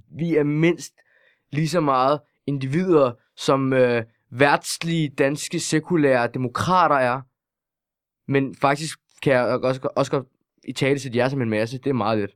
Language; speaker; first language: Danish; early bilingual, other home language; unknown